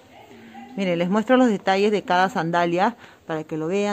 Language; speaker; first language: Spanish; native; Spanish